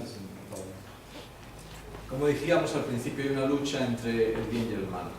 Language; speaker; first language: Spanish; native; Spanish